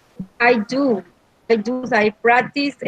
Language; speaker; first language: English; non-native, learner; Spanish